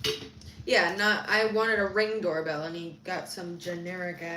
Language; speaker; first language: English; native; English